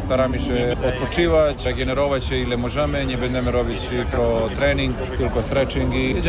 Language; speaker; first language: Polish; non-native, learner; Serbian